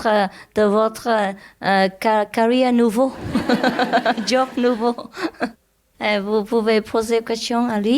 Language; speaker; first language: French; non-native, learner; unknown